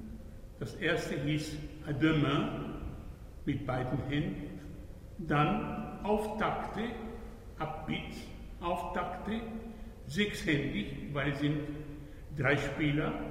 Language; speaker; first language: German; non-native, fluent; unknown